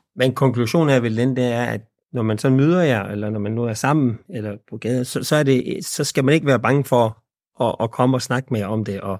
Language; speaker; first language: Danish; early bilingual, other home language; Persian